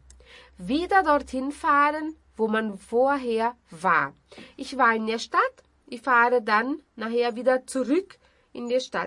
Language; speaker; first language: German; non-native, fluent; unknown